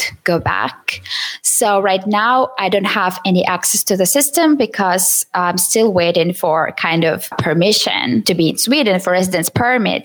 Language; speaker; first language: English; non-native, fluent; Ukrainian